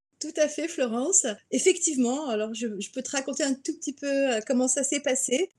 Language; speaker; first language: French; native; French